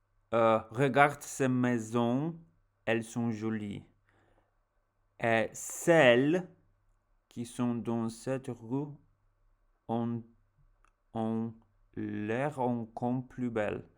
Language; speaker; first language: French; non-native, learner; English